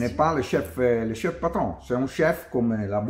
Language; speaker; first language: French; non-native, learner; Italian